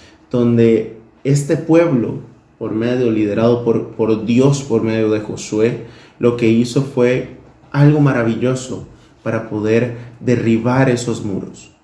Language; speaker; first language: Spanish; native; Spanish